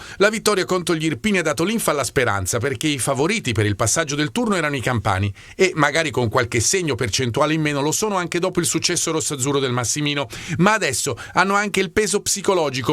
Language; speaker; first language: Italian; native; Italian